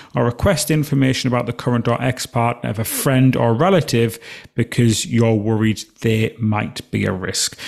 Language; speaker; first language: English; native; English